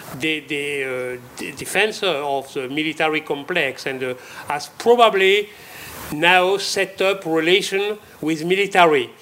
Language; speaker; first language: English; non-native, fluent; French